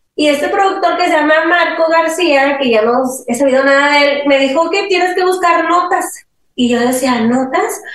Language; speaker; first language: Spanish; early bilingual, heritage; Spanish